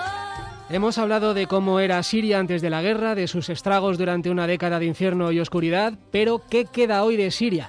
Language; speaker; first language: Spanish; native; Spanish